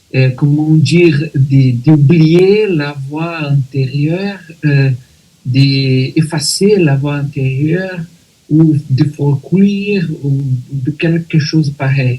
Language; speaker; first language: French; non-native, fluent; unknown